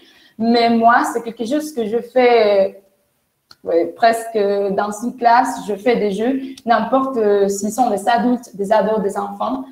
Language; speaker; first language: French; non-native, fluent; Spanish